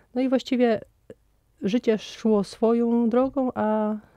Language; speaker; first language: Polish; native; Polish